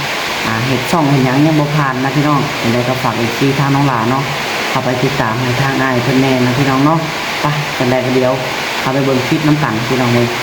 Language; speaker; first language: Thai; non-native, local second language; Lao